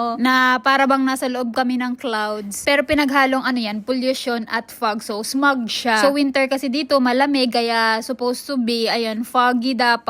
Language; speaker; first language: Filipino; native; Filipino